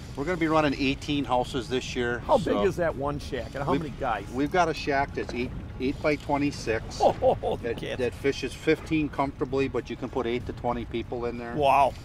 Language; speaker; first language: English; native; English